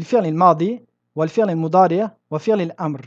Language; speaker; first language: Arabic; non-native, fluent; French